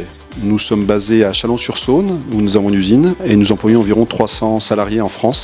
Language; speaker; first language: French; native; French